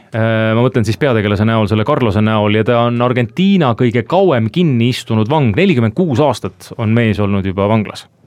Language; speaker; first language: Estonian; native; Estonian